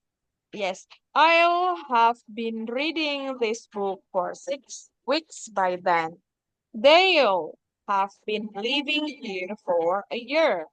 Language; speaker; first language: English; non-native, learner; Indonesian